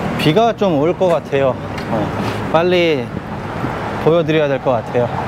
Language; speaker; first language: Korean; native; Korean